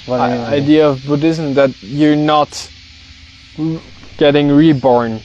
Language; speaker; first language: English; non-native, fluent; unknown